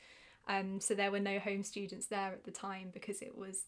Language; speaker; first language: English; native; English